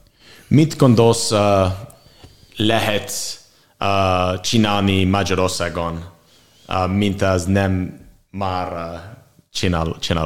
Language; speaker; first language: Hungarian; non-native, learner; English